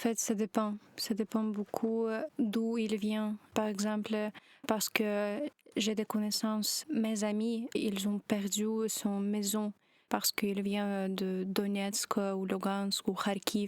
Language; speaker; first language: French; non-native, learner; Ukrainian